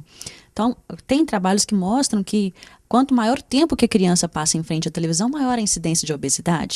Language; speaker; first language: Portuguese; native; Portuguese